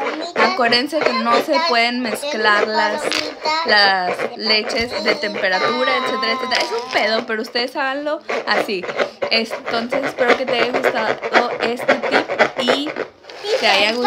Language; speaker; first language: Spanish; native; Spanish